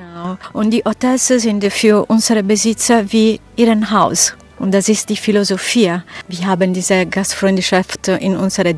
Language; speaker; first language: German; non-native, fluent; Italian